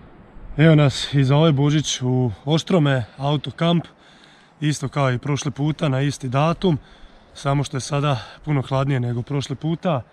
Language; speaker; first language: Croatian; native; Croatian